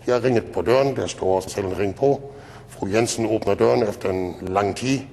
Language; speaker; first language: Danish; non-native, fluent; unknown